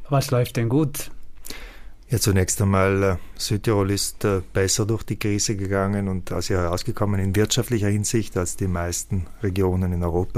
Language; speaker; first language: German; native; German